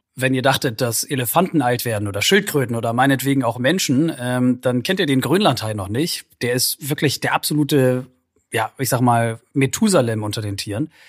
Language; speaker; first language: German; native; German